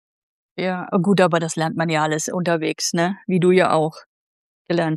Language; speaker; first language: German; native; German